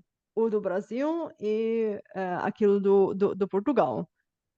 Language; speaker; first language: Portuguese; non-native, fluent; Bulgarian